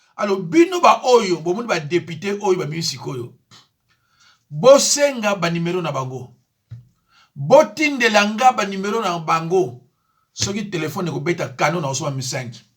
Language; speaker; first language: Lingala; non-native, local second language; Kongo